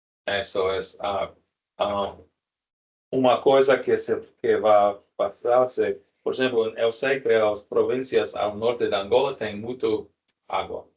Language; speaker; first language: Portuguese; non-native, learner; Spanish